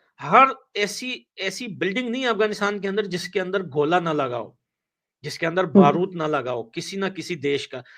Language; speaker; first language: Hindi; non-native, fluent; Pashto